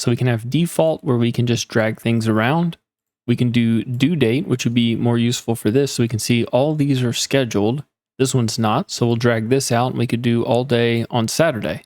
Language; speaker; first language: English; native; English